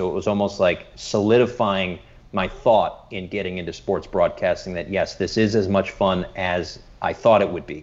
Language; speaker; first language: English; native; English